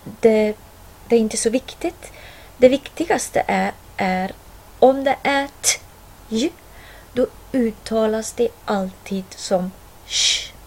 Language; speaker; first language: Swedish; non-native, fluent; Arabic